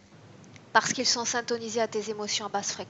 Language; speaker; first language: French; native; French